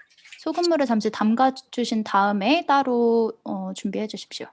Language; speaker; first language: Korean; native; Korean